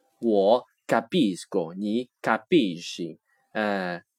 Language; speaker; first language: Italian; non-native, fluent; Chinese